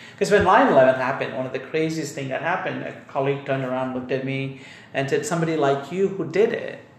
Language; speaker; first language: English; non-native, local second language; Tamil